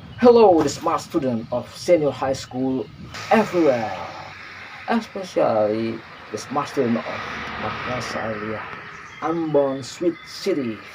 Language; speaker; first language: English; non-native, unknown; Indonesian